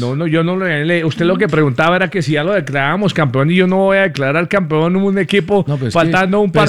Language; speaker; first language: Spanish; native; Spanish